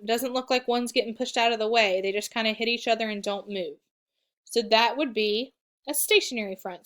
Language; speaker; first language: English; native; English